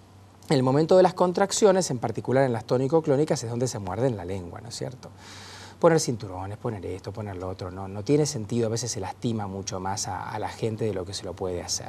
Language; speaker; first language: Spanish; native; Spanish